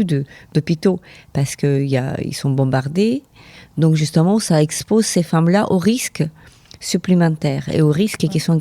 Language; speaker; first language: French; non-native, fluent; Ukrainian